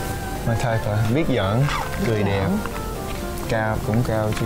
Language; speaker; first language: Vietnamese; early bilingual, heritage; English